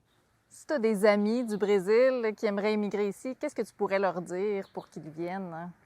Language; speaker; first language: French; native; French